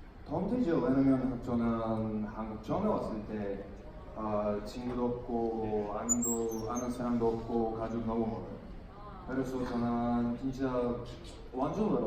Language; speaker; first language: Korean; non-native, learner; Bulgarian